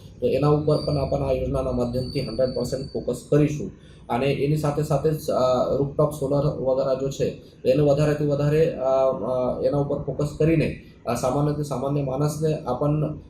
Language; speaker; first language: Gujarati; non-native, local second language; Marathi